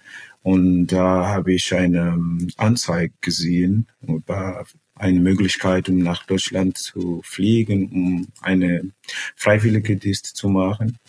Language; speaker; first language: German; non-native, fluent; Portuguese